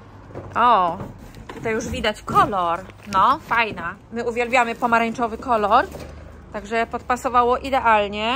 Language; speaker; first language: Polish; native; Polish